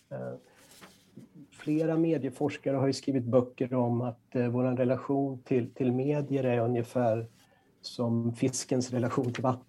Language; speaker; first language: Swedish; native; Swedish